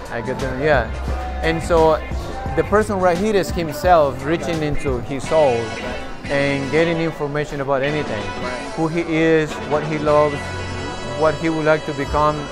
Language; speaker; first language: English; non-native, fluent; Spanish